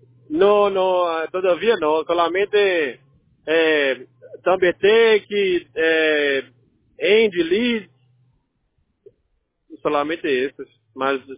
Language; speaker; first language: Spanish; non-native, learner; Portuguese